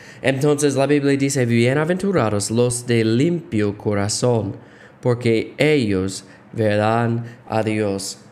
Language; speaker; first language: Spanish; non-native, fluent; English